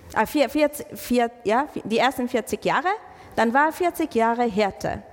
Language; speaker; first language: German; non-native, fluent; Arabic